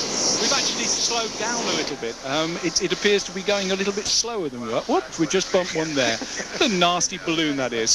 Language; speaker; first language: English; native; English